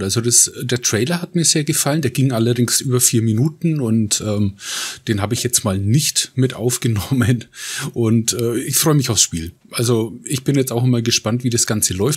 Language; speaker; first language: German; native; German